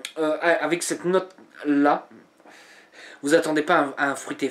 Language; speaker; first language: French; native; French